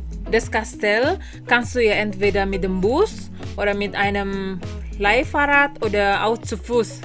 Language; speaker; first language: German; non-native, learner; Indonesian